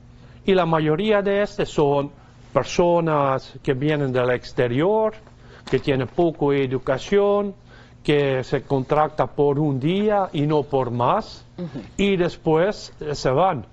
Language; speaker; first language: Spanish; non-native, fluent; Dutch